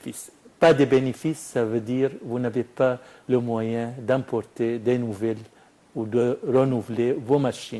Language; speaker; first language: French; non-native, fluent; Arabic